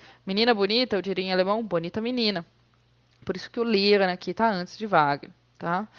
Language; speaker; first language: Portuguese; native; Portuguese